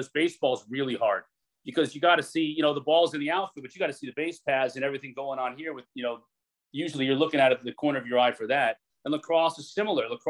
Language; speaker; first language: English; native; English